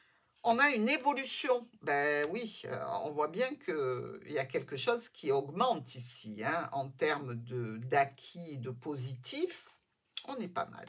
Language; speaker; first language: French; native; French